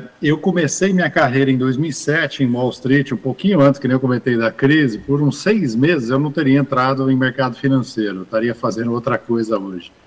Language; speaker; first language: Portuguese; early bilingual, other home language; English